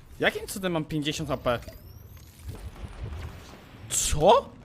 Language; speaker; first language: Polish; native; Polish